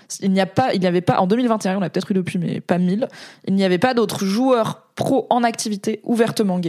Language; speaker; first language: French; native; French